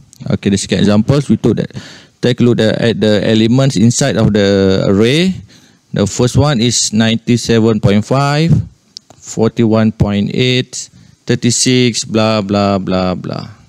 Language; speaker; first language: English; non-native, local second language; Malay